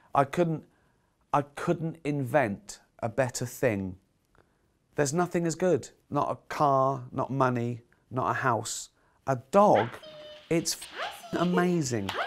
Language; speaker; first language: English; native; English